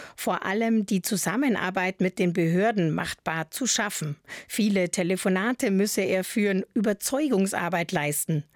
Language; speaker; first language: German; native; German